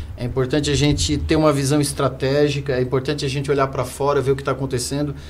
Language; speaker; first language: Portuguese; non-native, fluent; German